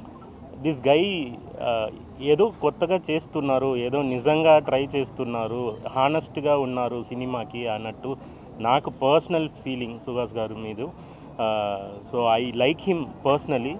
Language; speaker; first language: Telugu; non-native, learner; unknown